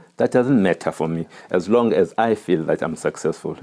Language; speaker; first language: English; non-native, local second language; Xhosa